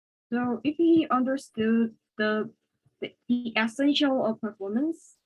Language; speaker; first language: English; non-native, fluent; Korean